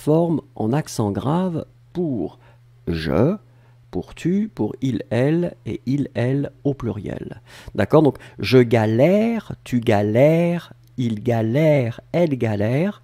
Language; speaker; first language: French; native; French